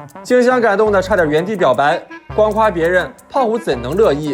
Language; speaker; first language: Chinese; native; Chinese